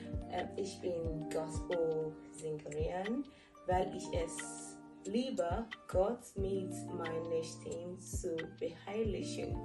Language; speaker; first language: German; non-native, learner; Yoruba